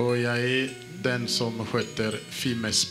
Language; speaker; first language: Swedish; non-native, fluent; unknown